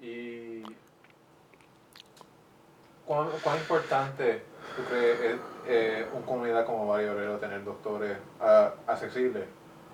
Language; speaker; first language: Spanish; early bilingual, heritage; English